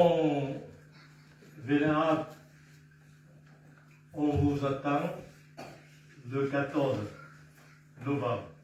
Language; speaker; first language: French; non-native, fluent; Vietnamese